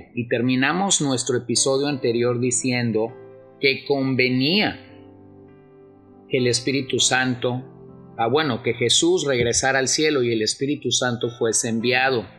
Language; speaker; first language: Spanish; native; Spanish